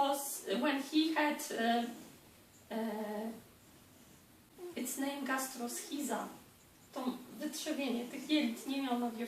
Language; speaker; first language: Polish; native; Polish